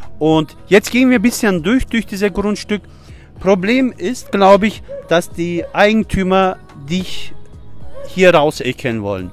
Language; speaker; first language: German; early bilingual, other home language; Turkish